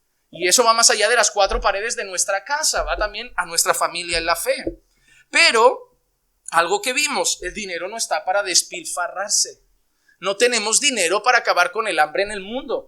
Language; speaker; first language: Spanish; native; Spanish